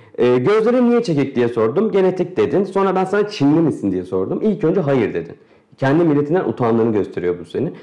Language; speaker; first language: Turkish; native; Turkish